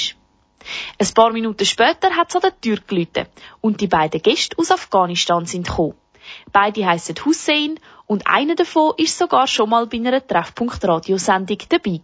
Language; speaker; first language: German; native; German